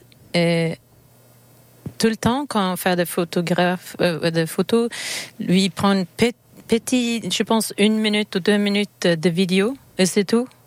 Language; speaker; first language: French; non-native, learner; Swedish